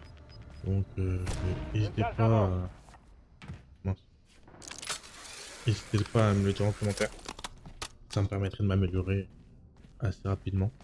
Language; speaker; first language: French; native; French